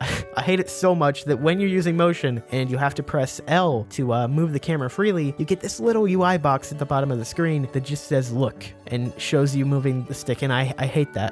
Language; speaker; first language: English; native; English